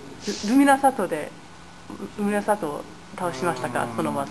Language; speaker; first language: Japanese; non-native, learner; English